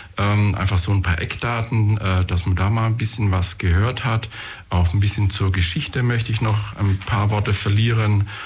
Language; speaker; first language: German; native; German